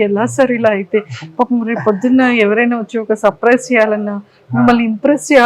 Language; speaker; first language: Telugu; native; Telugu